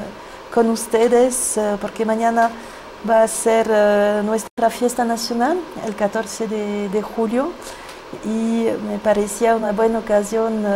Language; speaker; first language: Spanish; non-native, fluent; French